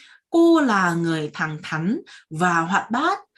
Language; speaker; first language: Vietnamese; non-native, fluent; Korean